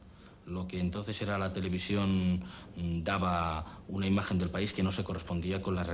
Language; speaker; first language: Spanish; native; Spanish